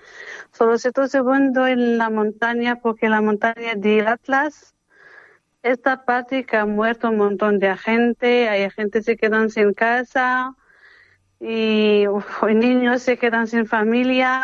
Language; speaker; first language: Spanish; non-native, fluent; Arabic